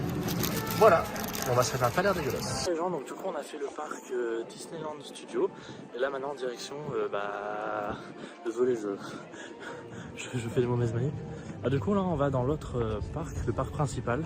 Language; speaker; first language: French; native; French